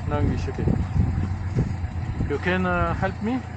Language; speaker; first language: English; non-native, learner; French